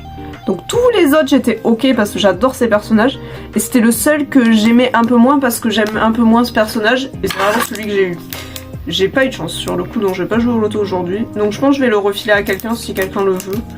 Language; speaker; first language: French; native; French